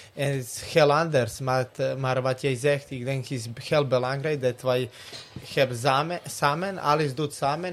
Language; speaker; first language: Dutch; non-native, learner; Serbian